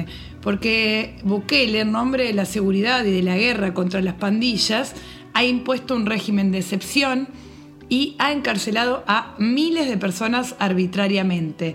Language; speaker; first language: Spanish; native; Spanish